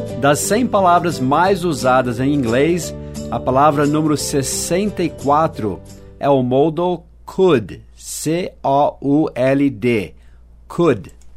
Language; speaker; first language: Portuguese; non-native, fluent; English